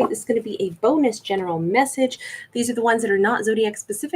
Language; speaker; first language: English; native; English